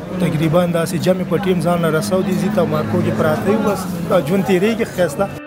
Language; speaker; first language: Pashto; native; Pashto